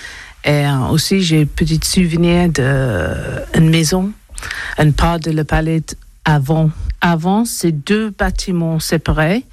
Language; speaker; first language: French; non-native, learner; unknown